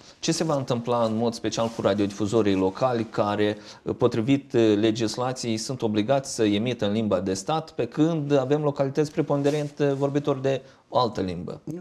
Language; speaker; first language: Romanian; native; Romanian